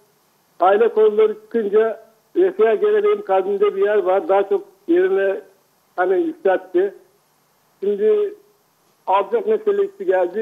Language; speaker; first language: Turkish; native; Turkish